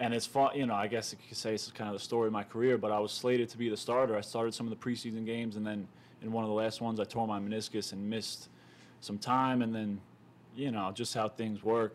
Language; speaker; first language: English; native; English